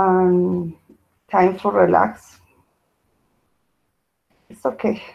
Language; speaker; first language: English; non-native, learner; Spanish